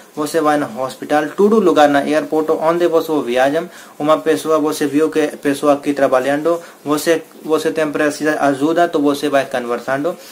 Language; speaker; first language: Portuguese; non-native, learner; Hindi